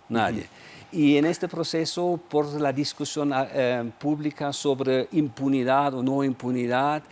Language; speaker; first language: Spanish; non-native, fluent; German